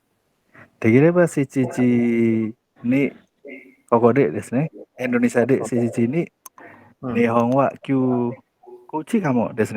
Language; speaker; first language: Japanese; non-native, learner; Javanese